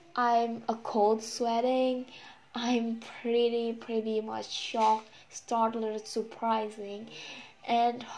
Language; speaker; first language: English; non-native, learner; Indonesian